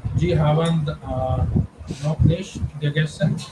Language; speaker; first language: German; non-native, learner; Hindi